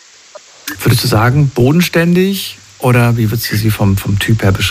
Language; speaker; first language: German; native; German